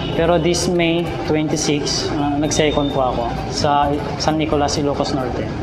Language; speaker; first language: Filipino; non-native, local second language; Iloko